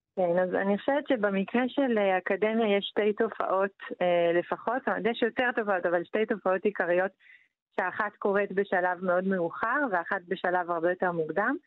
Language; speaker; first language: Hebrew; non-native, fluent; French